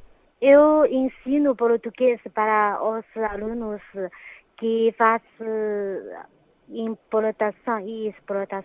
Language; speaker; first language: Portuguese; non-native, fluent; Chinese